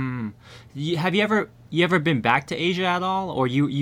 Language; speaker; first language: English; early bilingual, other home language; Min Nan Chinese